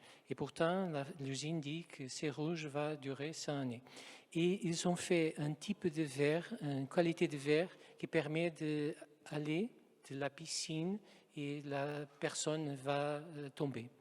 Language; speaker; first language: French; non-native, fluent; Portuguese